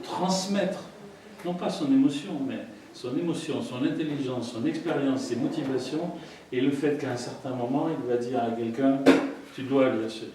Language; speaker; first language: French; native; French